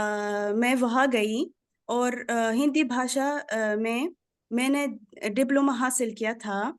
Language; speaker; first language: Hindi; non-native, fluent; Arabic